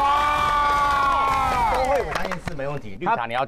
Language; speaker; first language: Chinese; native; Chinese